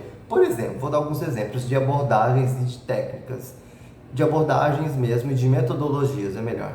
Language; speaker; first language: Portuguese; native; Portuguese